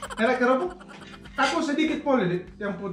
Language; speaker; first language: Indonesian; native; Indonesian